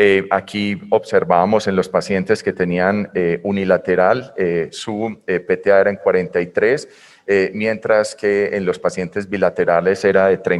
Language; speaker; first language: Spanish; native; Spanish